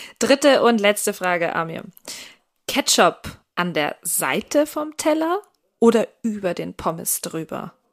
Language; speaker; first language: German; native; German